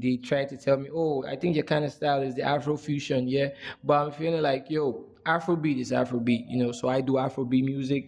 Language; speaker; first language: English; non-native, local second language; Igbo